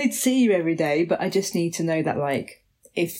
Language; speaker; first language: English; native; English